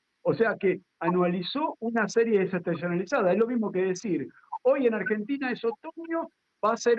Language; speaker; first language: Spanish; native; Spanish